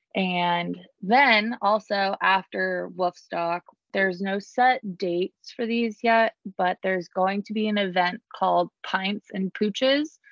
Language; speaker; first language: English; native; English